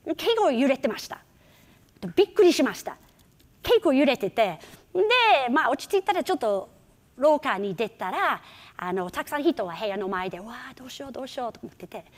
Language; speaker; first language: Japanese; non-native, fluent; English